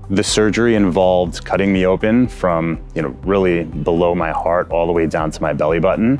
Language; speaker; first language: English; native; English